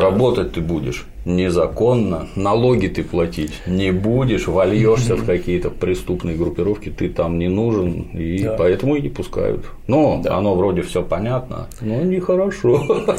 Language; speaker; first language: Russian; native; Russian